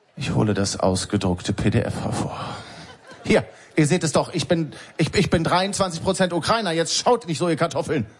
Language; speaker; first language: German; native; German